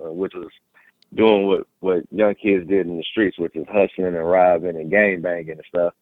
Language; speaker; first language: English; native; English